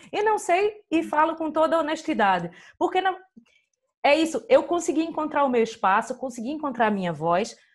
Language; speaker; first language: Portuguese; native; Portuguese